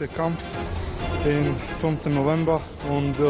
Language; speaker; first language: German; non-native, learner; Turkish